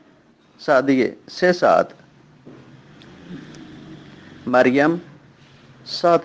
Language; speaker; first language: Persian; non-native, fluent; Urdu